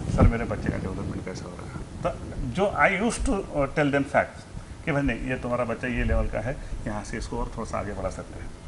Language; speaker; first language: Hindi; native; Hindi